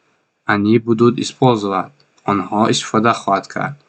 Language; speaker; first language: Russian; non-native, fluent; Tajik